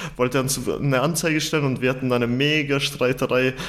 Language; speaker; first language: German; early bilingual, other home language; Turkish